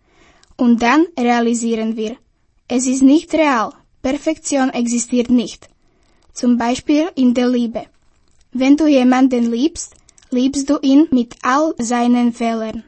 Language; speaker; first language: German; non-native, fluent; Slovak